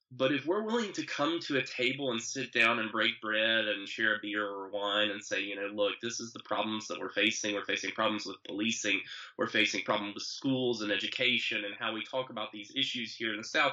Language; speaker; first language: English; native; English